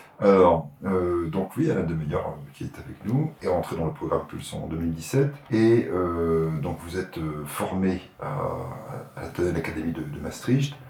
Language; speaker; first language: French; native; French